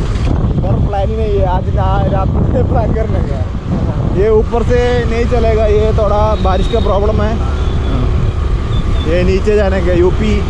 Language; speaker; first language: Hindi; non-native, local second language; Malayalam